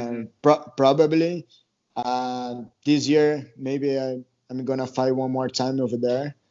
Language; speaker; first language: English; non-native, learner; Portuguese